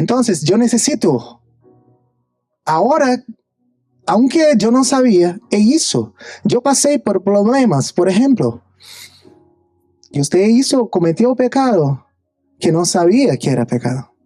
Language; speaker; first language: Spanish; non-native, fluent; Portuguese